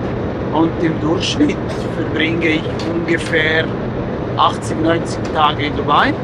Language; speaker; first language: German; non-native, local second language; Italian